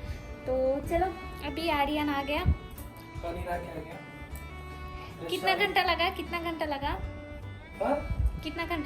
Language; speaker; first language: Hindi; non-native, local second language; Bangla